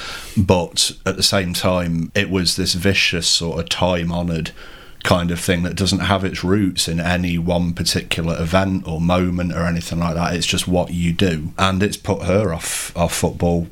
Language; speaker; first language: English; native; English